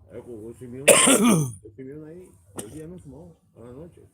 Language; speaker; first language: Spanish; non-native, learner; Romanian